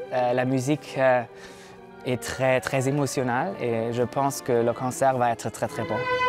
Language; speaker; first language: French; non-native, learner; German